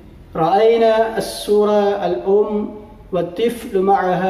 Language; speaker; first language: Arabic; non-native, fluent; Malayalam